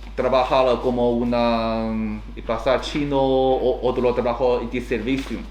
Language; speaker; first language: Spanish; non-native, learner; Chinese